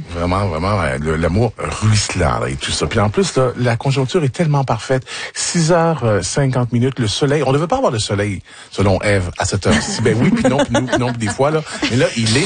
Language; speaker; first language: French; native; French